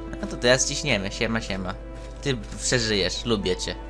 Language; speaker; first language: Polish; native; Polish